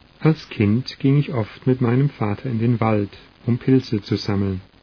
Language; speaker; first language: German; non-native, learner; Russian